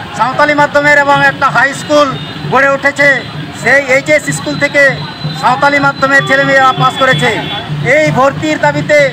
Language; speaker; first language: Bangla; non-native, local second language; Santali